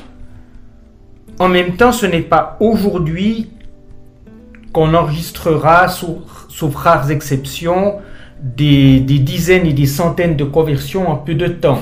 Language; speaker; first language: French; native; French